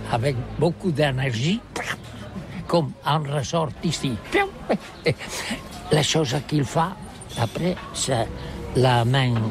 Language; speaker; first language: French; non-native, learner; Catalan